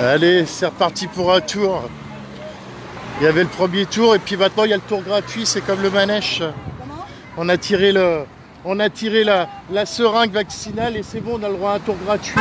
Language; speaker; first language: French; native; French